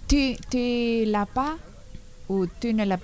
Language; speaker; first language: French; non-native, learner; Spanish